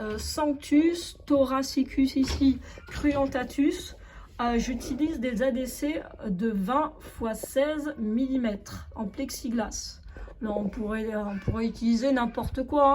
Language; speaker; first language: French; native; French